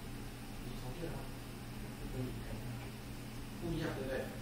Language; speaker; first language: Chinese; native; Chinese